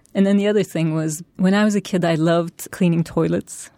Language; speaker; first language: English; non-native, fluent; Turkish